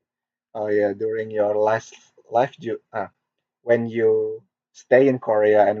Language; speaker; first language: English; non-native, learner; Korean